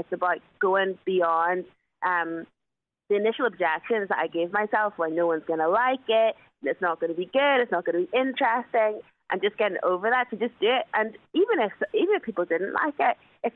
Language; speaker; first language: English; native; English